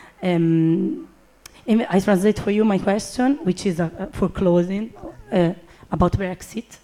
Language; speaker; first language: English; non-native, fluent; Italian